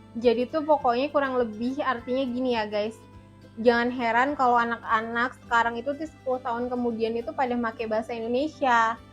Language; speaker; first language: Indonesian; native; Indonesian